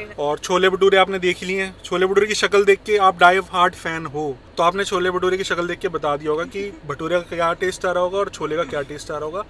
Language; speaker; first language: Hindi; native; Hindi